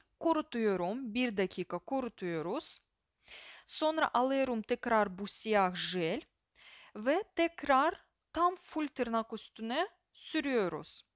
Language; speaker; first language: Turkish; non-native, fluent; Russian